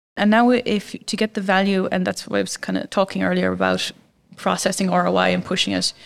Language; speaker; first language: English; native; English